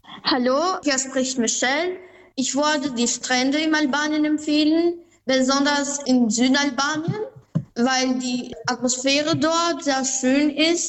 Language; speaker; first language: German; non-native, fluent; Albanian